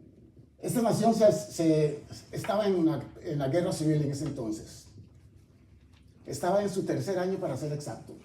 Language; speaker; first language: Spanish; native; Spanish